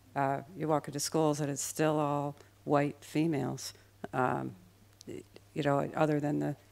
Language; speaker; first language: English; native; English